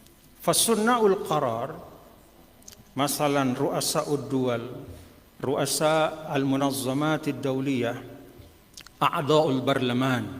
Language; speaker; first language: Arabic; non-native, fluent; Indonesian